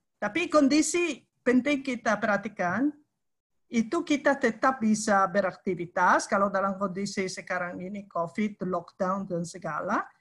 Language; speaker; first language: Indonesian; non-native, fluent; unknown